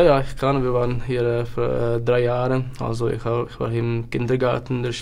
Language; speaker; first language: German; non-native, learner; Czech